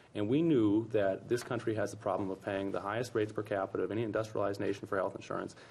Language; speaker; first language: English; native; English